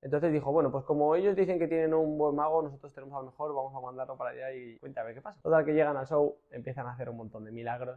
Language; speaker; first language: Spanish; native; Spanish